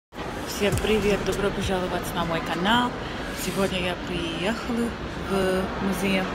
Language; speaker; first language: Russian; non-native, learner; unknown